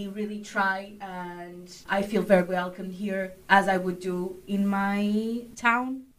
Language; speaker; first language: English; non-native, fluent; Portuguese